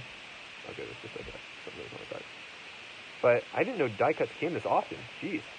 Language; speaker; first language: English; native; English